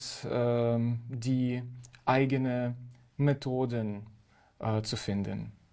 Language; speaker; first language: German; non-native, fluent; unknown